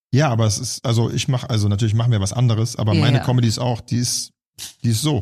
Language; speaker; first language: German; native; German